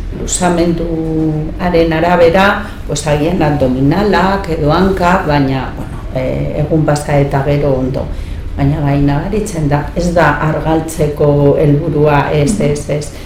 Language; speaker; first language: Basque; non-native, learner; Spanish